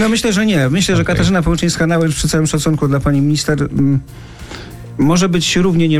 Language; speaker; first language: Polish; native; Polish